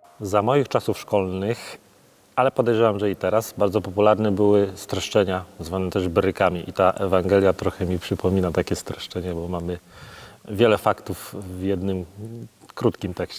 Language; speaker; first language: Polish; native; Polish